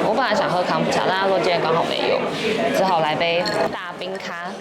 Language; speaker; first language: Chinese; native; Chinese